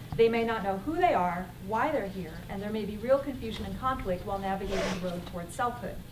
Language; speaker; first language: English; native; English